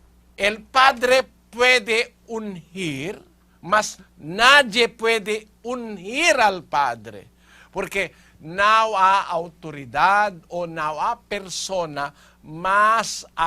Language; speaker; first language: Spanish; non-native, fluent; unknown